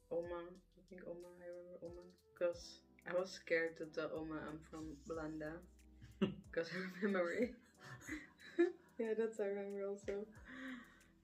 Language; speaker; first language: English; non-native, learner; Dutch